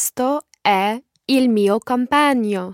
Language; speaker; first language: Italian; non-native, learner; English